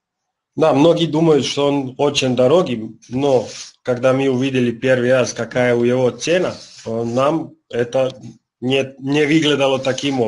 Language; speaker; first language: Russian; non-native, learner; Serbian